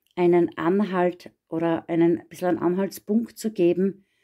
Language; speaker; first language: German; native; German